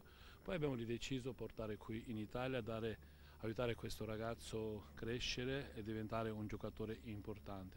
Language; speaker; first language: Italian; non-native, fluent; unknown